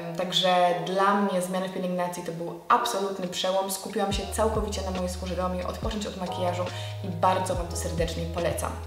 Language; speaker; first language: Polish; native; Polish